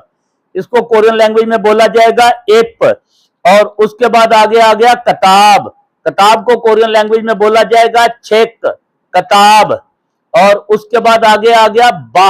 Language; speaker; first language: Hindi; non-native, local second language; Punjabi